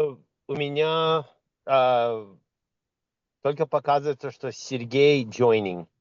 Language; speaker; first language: Russian; early bilingual, other home language; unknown